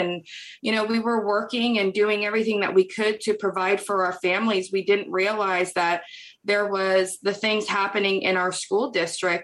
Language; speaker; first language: English; native; English